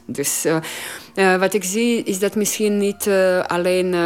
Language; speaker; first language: Dutch; non-native, learner; Croatian